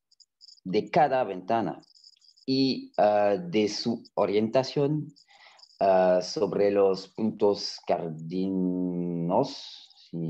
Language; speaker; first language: Spanish; non-native, fluent; French